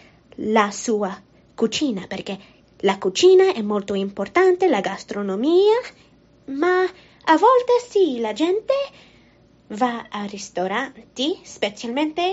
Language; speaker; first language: Italian; non-native, learner; English